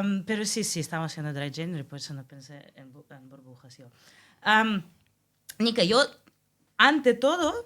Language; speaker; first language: Spanish; non-native, fluent; Russian